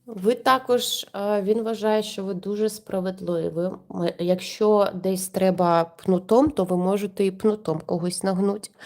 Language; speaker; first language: Ukrainian; non-native, local second language; Russian